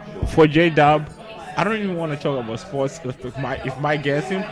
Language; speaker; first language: English; non-native, local second language; Shona